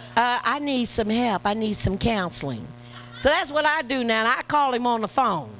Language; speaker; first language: English; native; English